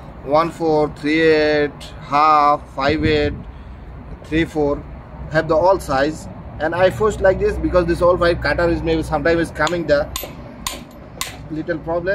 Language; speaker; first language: English; non-native, learner; Bangla